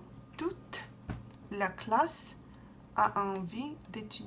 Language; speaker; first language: French; non-native, fluent; Russian